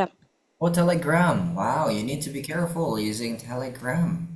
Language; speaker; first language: English; non-native, fluent; Indonesian